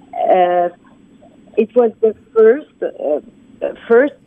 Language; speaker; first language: English; non-native, fluent; Persian